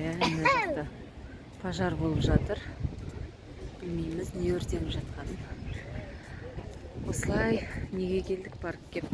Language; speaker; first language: Kazakh; native; Kazakh